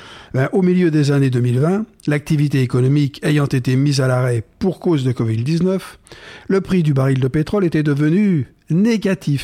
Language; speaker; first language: French; native; French